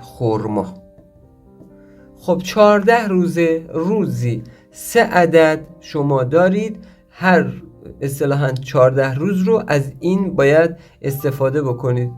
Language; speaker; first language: Persian; native; Persian